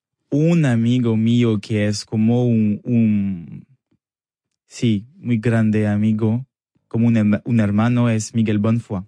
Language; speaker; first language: Spanish; non-native, learner; French